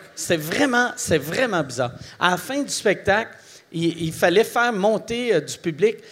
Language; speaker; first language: French; native; French